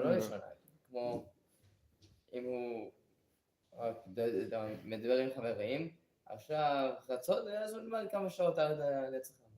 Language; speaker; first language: Hebrew; non-native, learner; English